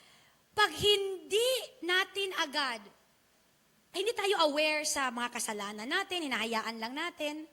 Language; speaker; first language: Filipino; non-native, local second language; Chavacano